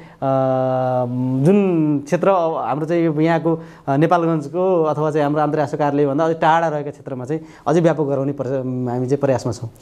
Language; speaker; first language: Nepali; native; Nepali